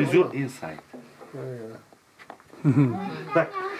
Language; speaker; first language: English; non-native, learner; Bulgarian